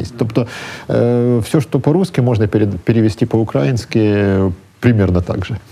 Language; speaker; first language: Ukrainian; native; Ukrainian